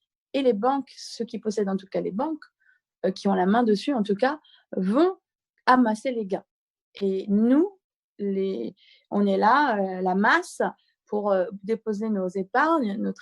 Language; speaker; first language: French; native; French